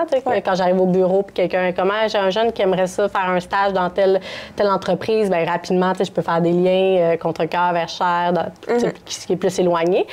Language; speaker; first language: French; native; French